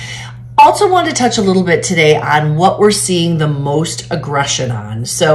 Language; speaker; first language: English; native; English